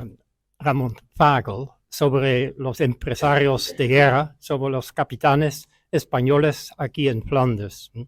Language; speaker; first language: Spanish; non-native, fluent; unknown